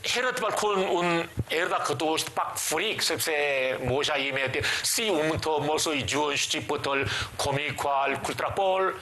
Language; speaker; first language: Albanian; non-native, learner; Korean